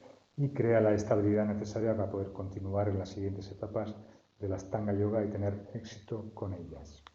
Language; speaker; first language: Spanish; native; Spanish